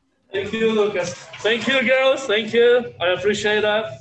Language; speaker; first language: English; non-native, fluent; Portuguese